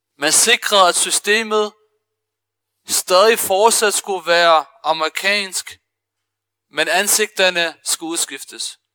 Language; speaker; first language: Danish; early bilingual, other home language; Arabic